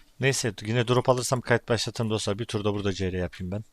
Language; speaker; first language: Turkish; native; Turkish